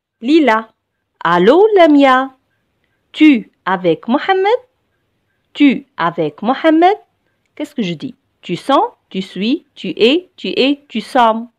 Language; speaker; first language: French; non-native, local second language; Arabic